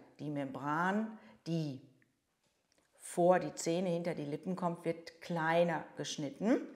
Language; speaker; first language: German; native; German